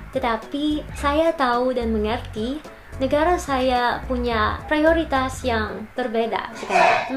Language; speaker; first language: Indonesian; non-native, learner; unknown